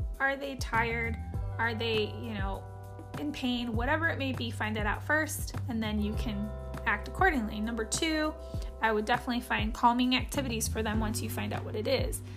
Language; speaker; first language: English; native; English